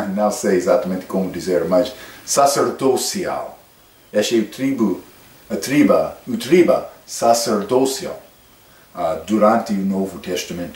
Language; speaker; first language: Portuguese; non-native, fluent; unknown